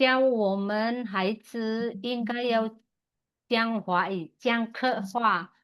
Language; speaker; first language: Chinese; non-native, learner; Indonesian